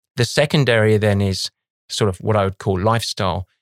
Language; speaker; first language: English; native; English